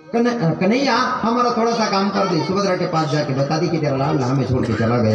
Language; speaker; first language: Hindi; non-native, local second language; Marathi